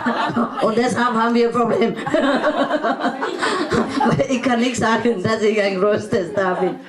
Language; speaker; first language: German; non-native, learner; Vietnamese